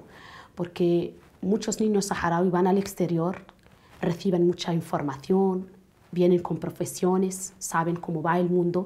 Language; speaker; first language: Spanish; non-native, fluent; Arabic